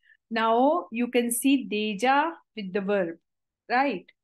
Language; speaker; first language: English; non-native, local second language; Hindi